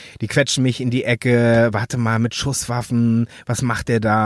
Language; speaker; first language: German; native; German